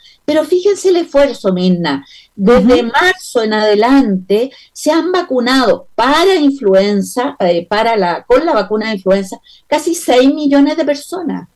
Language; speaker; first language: Spanish; native; Spanish